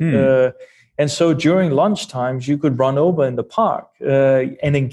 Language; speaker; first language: English; non-native, fluent; Danish